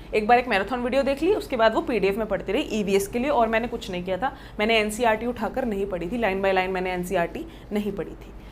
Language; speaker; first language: Hindi; native; Hindi